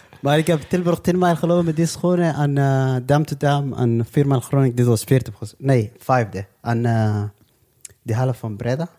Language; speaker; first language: Dutch; non-native, local second language; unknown